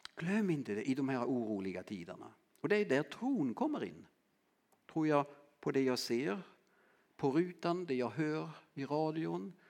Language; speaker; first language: Swedish; non-native, fluent; German